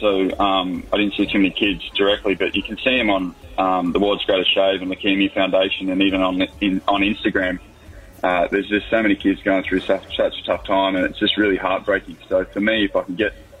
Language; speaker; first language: English; native; English